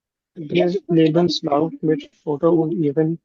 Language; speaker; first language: German; non-native, learner; Urdu